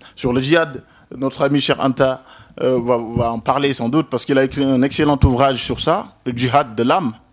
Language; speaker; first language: French; non-native, local second language; Wolof